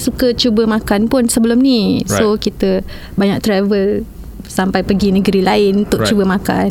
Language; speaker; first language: English; non-native, local second language; Malay